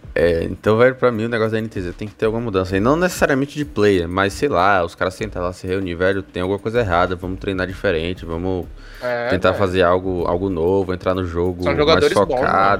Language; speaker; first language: Portuguese; native; Portuguese